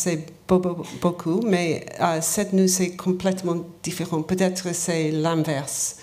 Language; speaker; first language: French; non-native, learner; English